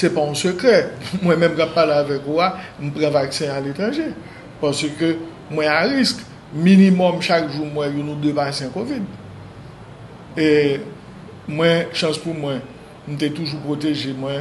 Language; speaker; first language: French; non-native, local second language; Haitian Creole